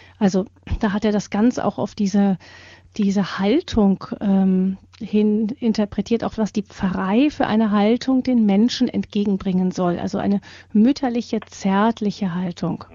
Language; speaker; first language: German; native; German